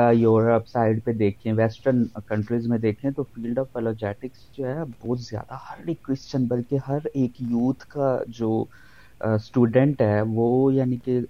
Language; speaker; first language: Urdu; non-native, local second language; Punjabi